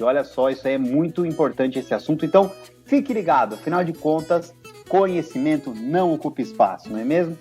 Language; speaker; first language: Portuguese; native; Portuguese